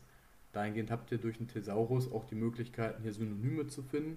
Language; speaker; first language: German; native; German